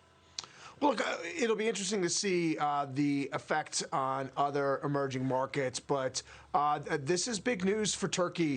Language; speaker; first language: English; native; English